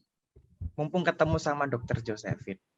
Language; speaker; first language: Indonesian; native; Indonesian